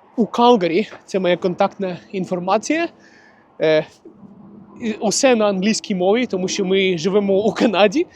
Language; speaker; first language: Ukrainian; non-native, local second language; Russian